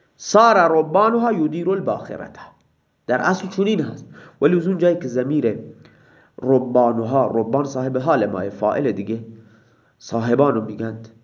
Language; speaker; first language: Persian; non-native, local second language; Baluchi